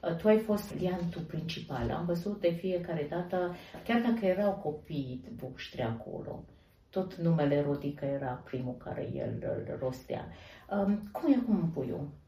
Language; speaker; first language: Romanian; native; Romanian